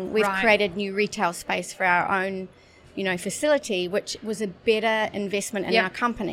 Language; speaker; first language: English; native; English